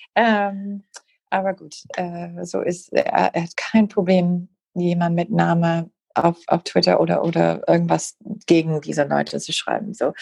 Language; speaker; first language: German; non-native, fluent; English